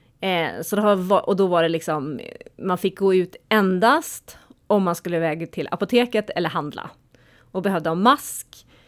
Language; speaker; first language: Swedish; native; Swedish